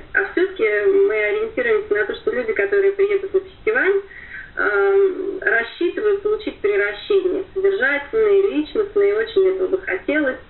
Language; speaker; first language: Russian; native; Russian